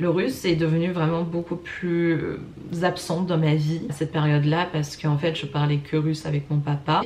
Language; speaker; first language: French; early bilingual, other home language; Russian